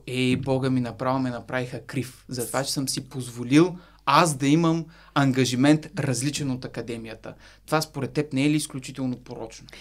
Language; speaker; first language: Bulgarian; native; Bulgarian